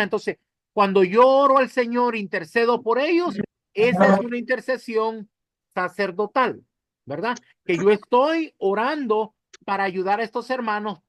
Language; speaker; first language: Spanish; native; Spanish